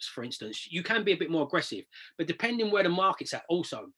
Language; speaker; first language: English; native; English